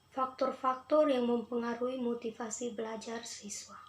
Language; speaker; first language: Indonesian; non-native, local second language; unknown